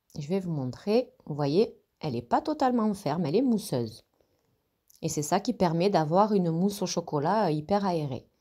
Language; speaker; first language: French; native; French